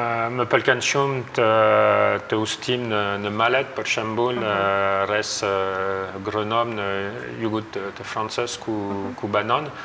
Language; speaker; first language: Albanian; non-native, learner; French